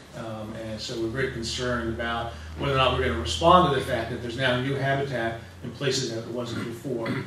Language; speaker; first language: English; native; English